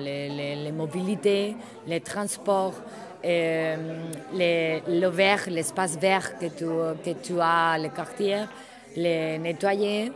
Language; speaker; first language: French; non-native, learner; Spanish